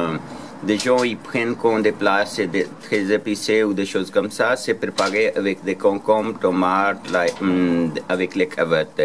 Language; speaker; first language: French; non-native, learner; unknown